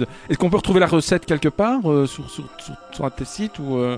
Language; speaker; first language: French; native; French